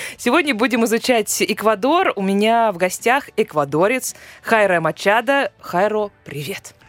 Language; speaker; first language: Russian; native; Russian